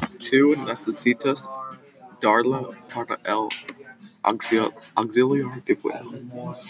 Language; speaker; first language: Spanish; non-native, learner; English